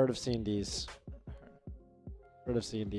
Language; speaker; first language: English; native; English